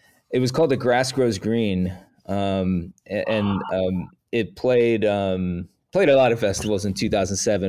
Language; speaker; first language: English; early bilingual, other home language; Spanish